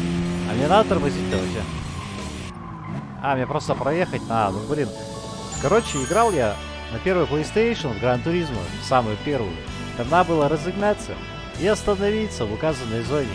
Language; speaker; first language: Russian; native; Russian